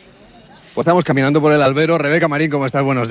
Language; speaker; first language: Spanish; native; Spanish